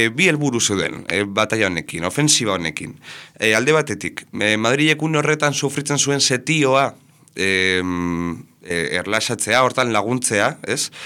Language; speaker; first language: Basque; native; Basque